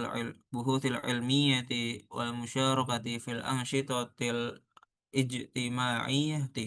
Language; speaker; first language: Arabic; non-native, learner; Indonesian